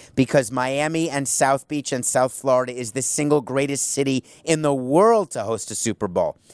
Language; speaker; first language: English; native; English